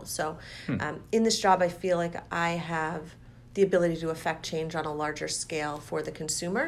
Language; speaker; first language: English; native; English